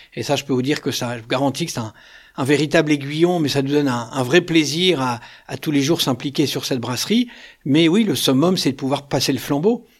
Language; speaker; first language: French; native; French